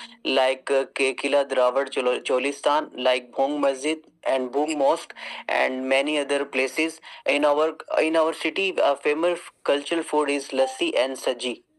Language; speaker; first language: English; non-native, learner; Urdu